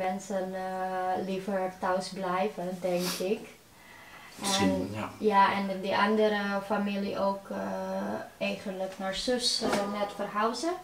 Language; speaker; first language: Dutch; non-native, learner; Indonesian